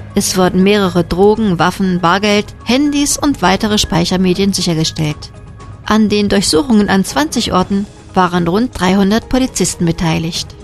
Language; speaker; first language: German; native; German